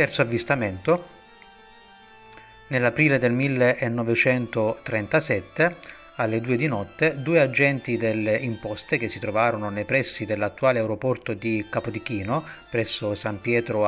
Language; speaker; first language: Italian; native; Italian